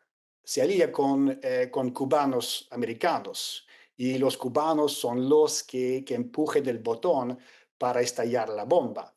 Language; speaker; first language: Spanish; non-native, fluent; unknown